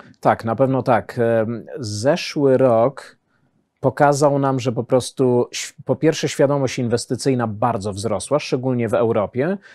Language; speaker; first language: Polish; early bilingual, heritage; Polish